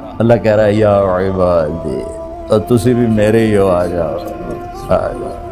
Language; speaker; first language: Urdu; non-native, local second language; Punjabi